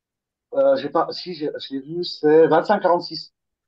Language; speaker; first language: French; native; French